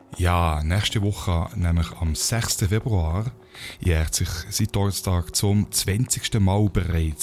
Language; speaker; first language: German; native; German